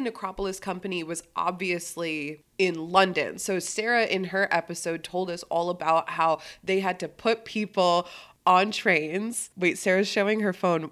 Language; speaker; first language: English; native; English